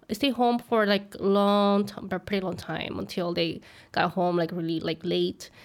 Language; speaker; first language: English; early bilingual, other home language; Spanish